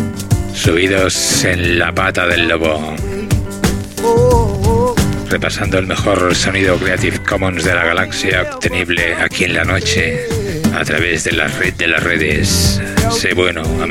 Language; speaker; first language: Spanish; native; Spanish